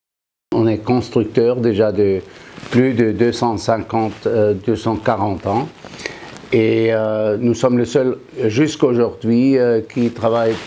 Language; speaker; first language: French; non-native, fluent; German